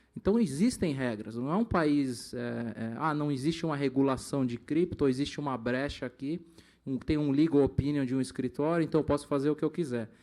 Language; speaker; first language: Portuguese; native; Portuguese